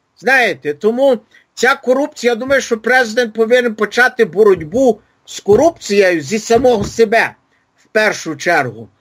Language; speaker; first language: Ukrainian; early bilingual, heritage; Ukrainian